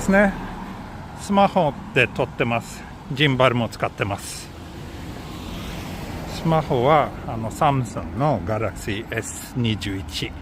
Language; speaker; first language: Japanese; non-native, fluent; Swedish